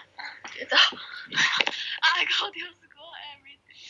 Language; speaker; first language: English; non-native, learner; Chinese